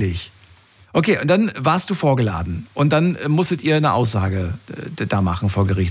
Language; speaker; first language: German; native; German